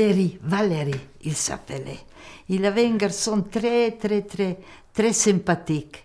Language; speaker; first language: French; non-native, local second language; Macedonian